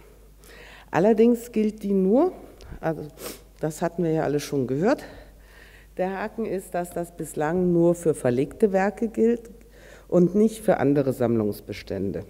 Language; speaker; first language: German; native; German